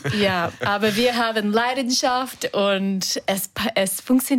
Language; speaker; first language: German; non-native, learner; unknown